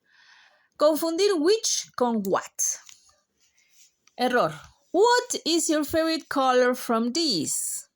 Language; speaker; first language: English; non-native, fluent; Spanish